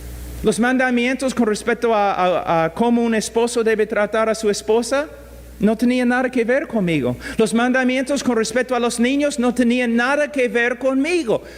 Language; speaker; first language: Spanish; non-native, fluent; English